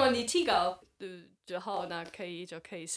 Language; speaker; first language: Chinese; non-native, fluent; English